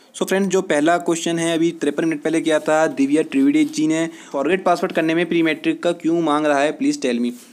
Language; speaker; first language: Hindi; native; Hindi